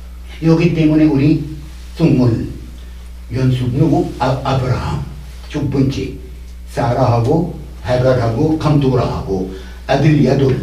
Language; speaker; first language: Korean; non-native, learner; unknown